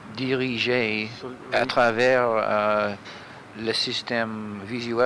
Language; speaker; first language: French; non-native, fluent; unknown